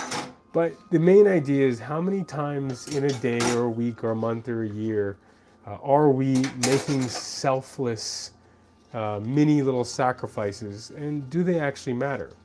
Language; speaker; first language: English; native; English